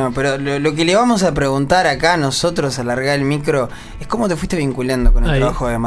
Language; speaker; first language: Spanish; native; Spanish